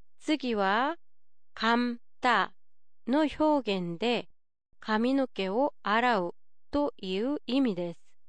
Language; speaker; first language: Japanese; non-native, fluent; Korean